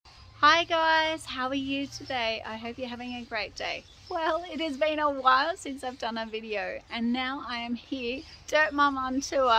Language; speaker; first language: English; native; English